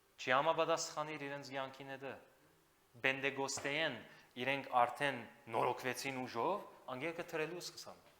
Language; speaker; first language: Armenian; native; Armenian